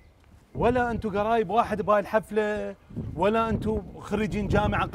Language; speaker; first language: Arabic; native; Arabic